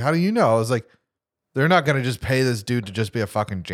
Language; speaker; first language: English; native; English